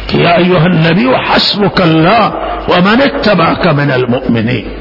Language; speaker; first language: Persian; non-native, local second language; Baluchi